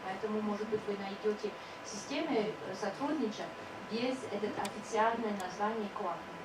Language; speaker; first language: Russian; non-native, fluent; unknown